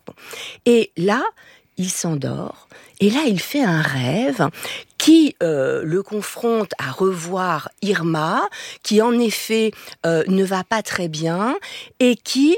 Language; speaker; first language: French; native; French